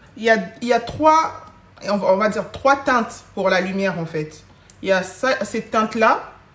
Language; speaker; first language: French; early bilingual, other home language; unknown